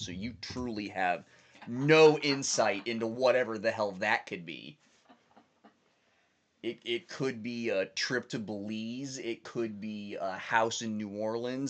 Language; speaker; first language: English; native; English